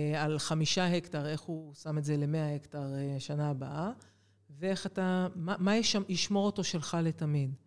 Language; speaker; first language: Hebrew; native; Hebrew